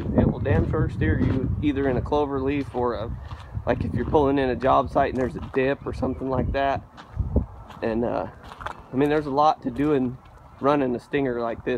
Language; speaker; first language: English; native; English